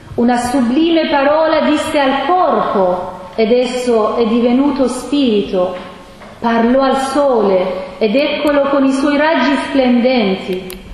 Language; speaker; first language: Italian; non-native, fluent; Persian